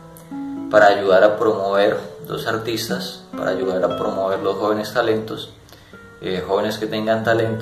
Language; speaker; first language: Spanish; native; Spanish